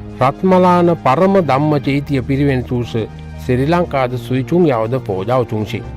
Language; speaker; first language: Chinese; non-native, learner; Sinhala